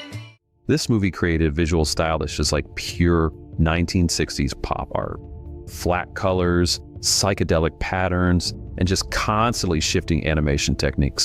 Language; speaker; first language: English; native; English